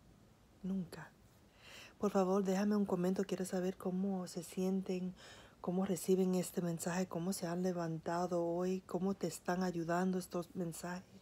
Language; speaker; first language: Spanish; early bilingual, heritage; Spanish